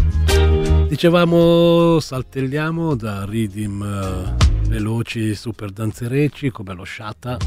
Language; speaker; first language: Italian; native; Italian